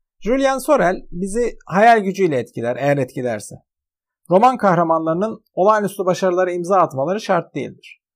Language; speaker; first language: Turkish; native; Turkish